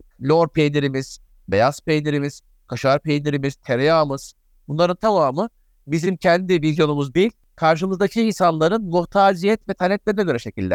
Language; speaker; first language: Turkish; native; Turkish